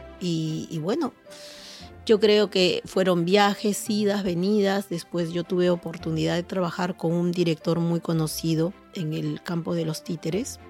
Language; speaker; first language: Spanish; native; Spanish